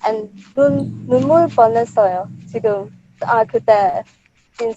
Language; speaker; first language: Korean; non-native, learner; Thai